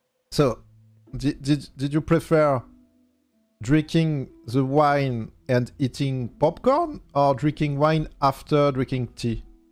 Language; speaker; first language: English; non-native, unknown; French